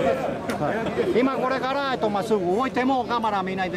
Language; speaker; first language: Japanese; non-native, learner; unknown